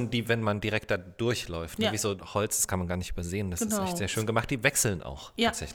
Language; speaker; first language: German; native; German